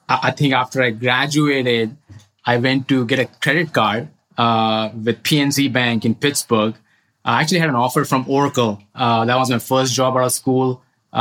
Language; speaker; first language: English; non-native, local second language; Hindi